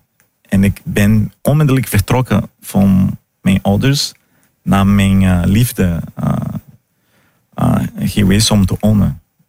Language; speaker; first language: Dutch; non-native, fluent; Portuguese